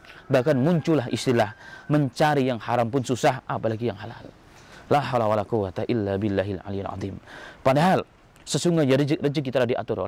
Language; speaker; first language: Indonesian; native; Indonesian